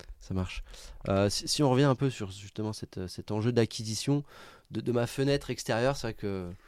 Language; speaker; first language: French; native; French